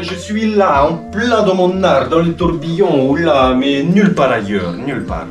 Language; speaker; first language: French; non-native, fluent; Romanian